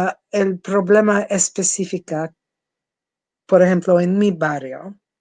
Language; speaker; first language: Spanish; non-native, fluent; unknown